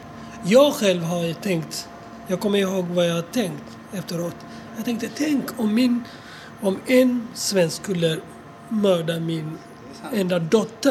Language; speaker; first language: Swedish; non-native, fluent; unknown